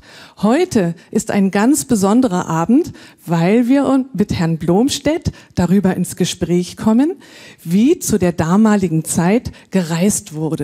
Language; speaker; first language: German; native; German